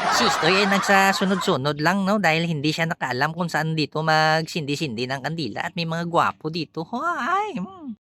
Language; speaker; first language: Filipino; non-native, local second language; Hiligaynon